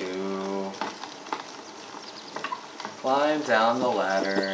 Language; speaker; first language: English; native; English